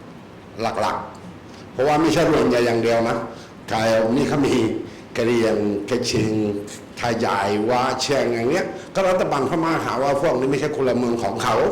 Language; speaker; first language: Thai; early bilingual, other home language; Rohingya